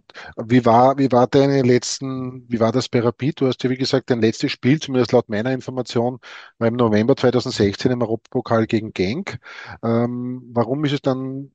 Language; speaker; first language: German; native; German